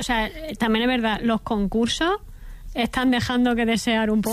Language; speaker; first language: Spanish; native; Spanish